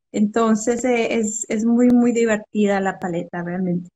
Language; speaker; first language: Spanish; early bilingual, other home language; English